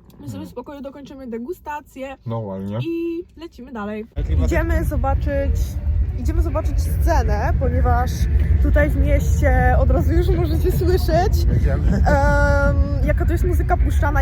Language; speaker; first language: Polish; native; Polish